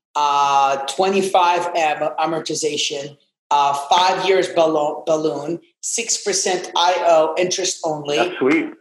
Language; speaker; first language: English; non-native, fluent; Arabic